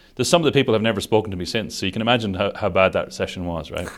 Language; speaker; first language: English; native; English